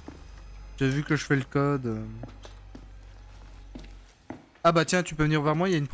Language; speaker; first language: French; native; French